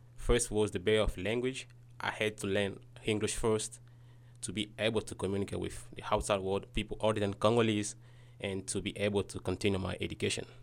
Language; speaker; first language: English; non-native, learner; Lingala